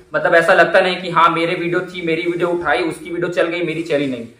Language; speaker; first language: Hindi; native; Hindi